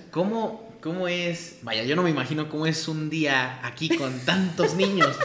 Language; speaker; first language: Spanish; native; Spanish